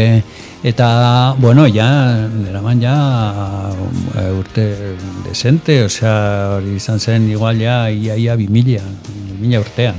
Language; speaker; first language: Basque; non-native, local second language; Spanish